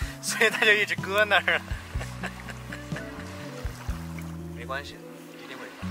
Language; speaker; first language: Chinese; native; Chinese